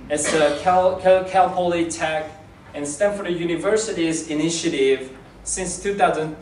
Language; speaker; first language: English; non-native, fluent; Korean